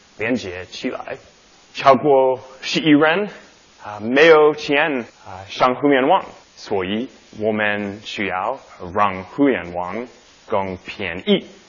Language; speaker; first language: Chinese; non-native, learner; English